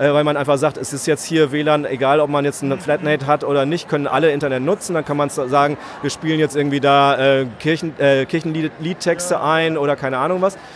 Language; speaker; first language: German; native; German